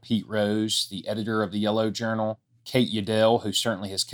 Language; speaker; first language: English; native; English